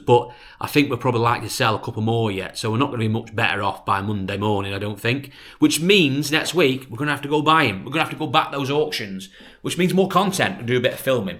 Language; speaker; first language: English; native; English